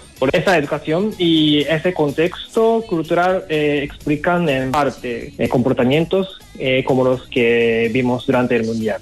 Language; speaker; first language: Spanish; non-native, fluent; Japanese